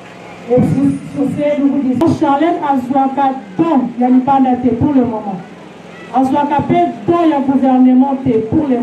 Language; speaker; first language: French; non-native, local second language; Lingala